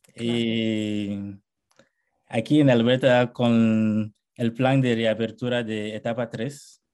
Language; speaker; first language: Spanish; non-native, fluent; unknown